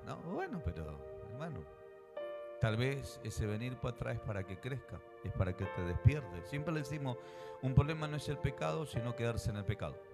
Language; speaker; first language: Spanish; native; Spanish